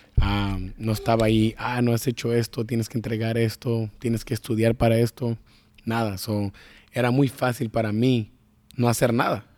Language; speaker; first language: Spanish; early bilingual, heritage; Spanish